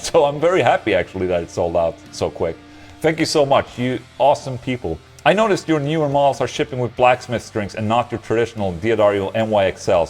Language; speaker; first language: English; non-native, fluent; Swedish